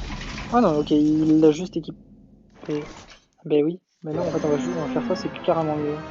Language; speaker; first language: French; native; French